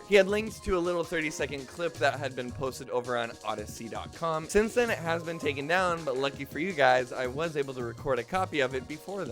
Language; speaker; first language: English; native; English